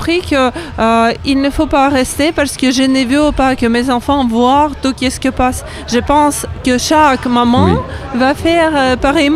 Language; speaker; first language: French; non-native, learner; Ukrainian